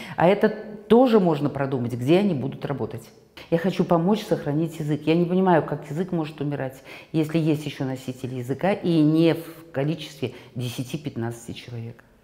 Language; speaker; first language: Russian; native; Russian